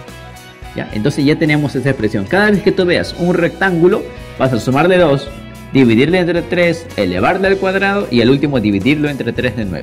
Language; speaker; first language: Spanish; native; Spanish